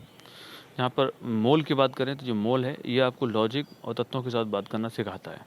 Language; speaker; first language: Hindi; native; Hindi